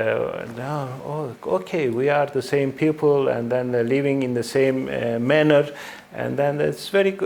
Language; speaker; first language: English; non-native, fluent; Turkish